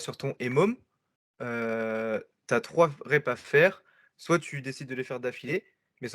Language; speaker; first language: French; native; French